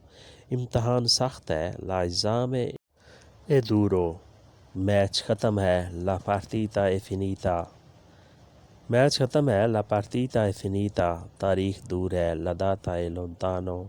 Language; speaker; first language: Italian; non-native, learner; Urdu